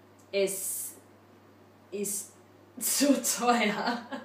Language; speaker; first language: German; non-native, learner; English